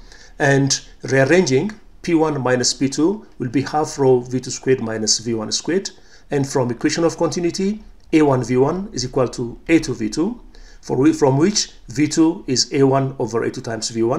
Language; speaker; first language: English; non-native, local second language; Amharic